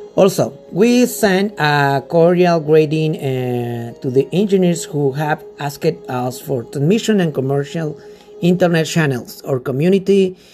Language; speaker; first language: English; non-native, learner; Spanish